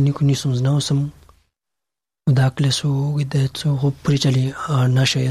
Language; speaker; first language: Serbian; non-native, learner; Pashto